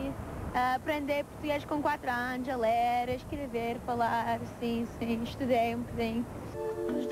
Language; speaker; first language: Portuguese; early bilingual, heritage; English